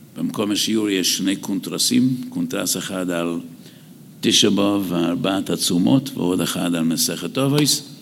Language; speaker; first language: Hebrew; non-native, fluent; English